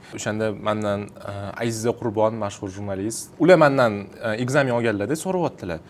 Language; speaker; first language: Uzbek; non-native, local second language; Russian